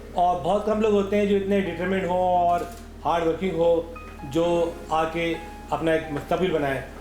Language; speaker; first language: Urdu; native; Urdu